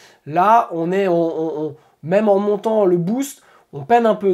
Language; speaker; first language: French; native; French